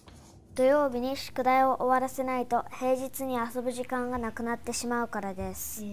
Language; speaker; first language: Japanese; early bilingual, heritage; Japanese